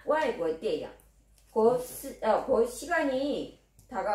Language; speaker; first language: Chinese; non-native, fluent; Korean